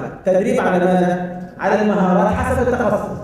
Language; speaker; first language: Arabic; native; Arabic